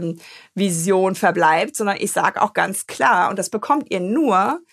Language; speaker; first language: German; native; German